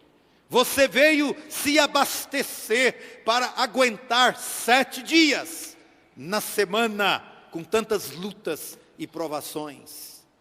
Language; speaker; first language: Portuguese; native; Portuguese